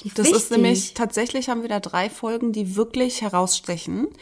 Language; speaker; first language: German; native; German